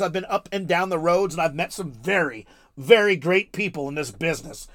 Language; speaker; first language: English; native; English